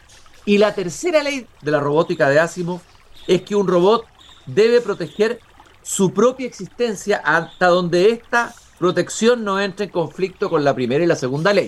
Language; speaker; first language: Spanish; native; Spanish